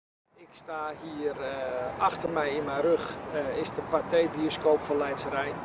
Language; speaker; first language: Dutch; native; Dutch